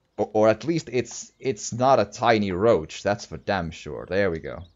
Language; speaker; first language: English; non-native, fluent; Finnish